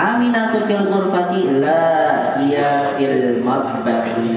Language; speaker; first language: Arabic; non-native, fluent; Indonesian